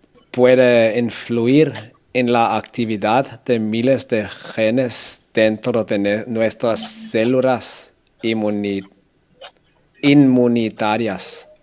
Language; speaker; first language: Spanish; non-native, learner; Danish